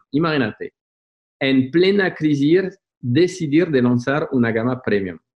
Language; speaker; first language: Spanish; non-native, fluent; French